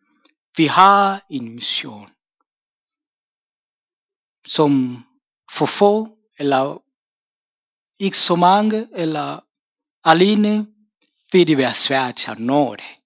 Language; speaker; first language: Danish; non-native, fluent; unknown